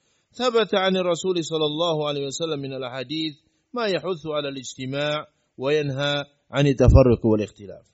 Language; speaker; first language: Arabic; non-native, fluent; Indonesian